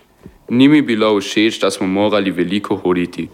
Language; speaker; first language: Slovenian; non-native, learner; German